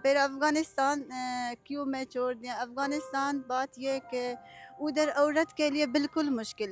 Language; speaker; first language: Hindi; non-native, learner; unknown